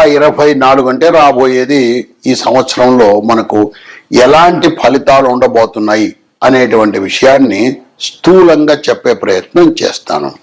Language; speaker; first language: Telugu; native; Telugu